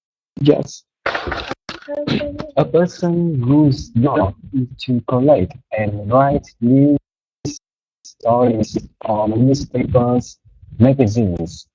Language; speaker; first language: English; non-native, learner; Vietnamese